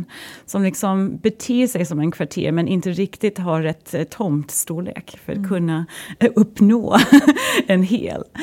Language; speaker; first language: Swedish; non-native, fluent; English